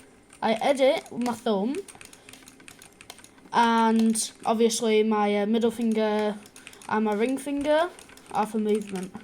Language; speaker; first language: English; native; English